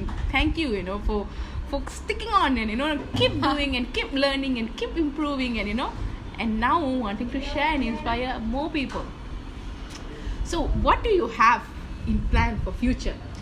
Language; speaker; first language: English; non-native, local second language; Tamil